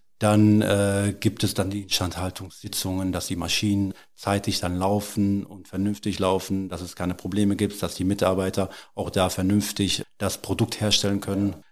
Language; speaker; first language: German; early bilingual, other home language; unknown